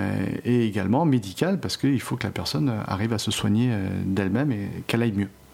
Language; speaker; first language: French; native; French